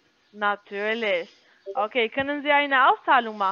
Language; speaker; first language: German; non-native, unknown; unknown